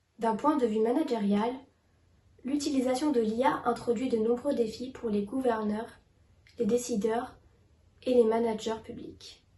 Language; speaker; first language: French; native; French